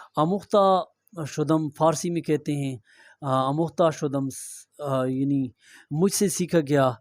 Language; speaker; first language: Urdu; non-native, local second language; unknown